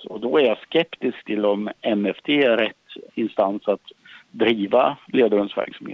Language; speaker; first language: Swedish; native; Swedish